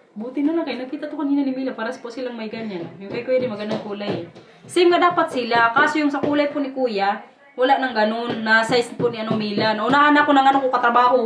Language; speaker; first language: Filipino; non-native, local second language; Waray